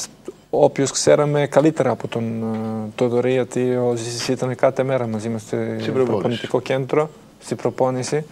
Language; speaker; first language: Greek; non-native, fluent; Serbian